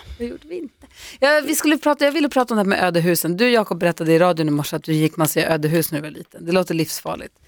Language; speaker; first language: Swedish; native; Swedish